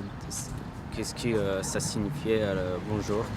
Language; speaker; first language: French; non-native, fluent; Armenian